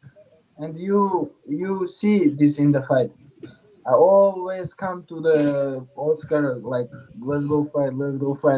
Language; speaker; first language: English; non-native, learner; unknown